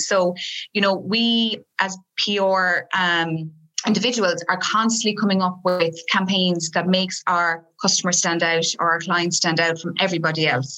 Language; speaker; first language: English; native; English